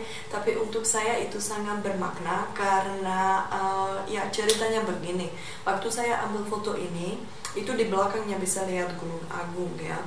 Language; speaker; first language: Indonesian; non-native, fluent; Czech